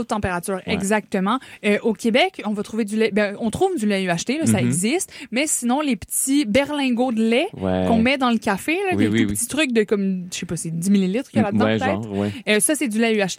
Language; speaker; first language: French; native; French